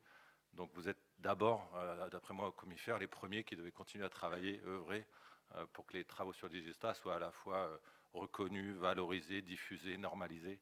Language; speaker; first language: French; native; French